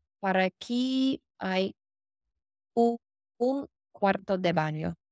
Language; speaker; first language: Spanish; non-native, learner; English